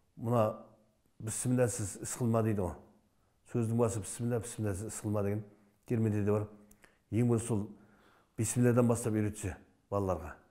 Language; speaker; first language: Kazakh; native; Kazakh